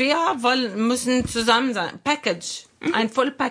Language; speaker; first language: German; non-native, learner; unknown